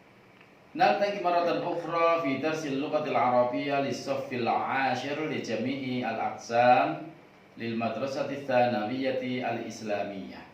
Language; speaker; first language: Arabic; non-native, fluent; Indonesian